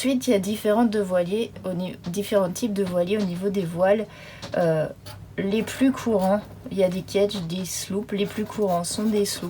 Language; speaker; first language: French; native; French